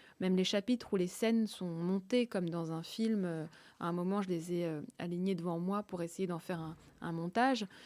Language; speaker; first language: French; early bilingual, other home language; Russian